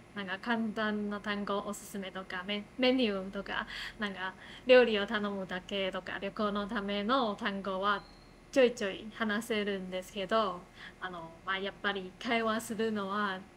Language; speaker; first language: Japanese; non-native, fluent; Chinese